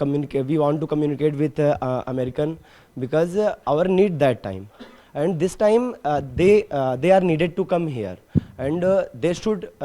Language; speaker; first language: English; non-native, learner; Hindi